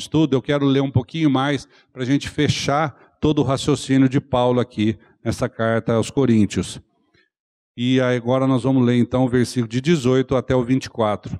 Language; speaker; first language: Portuguese; native; Portuguese